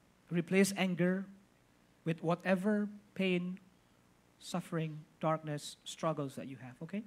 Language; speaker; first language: English; non-native, fluent; Indonesian